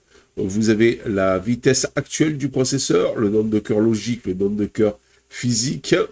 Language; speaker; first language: French; native; French